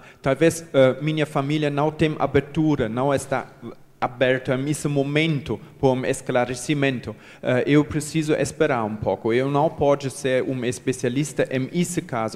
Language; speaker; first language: Portuguese; non-native, learner; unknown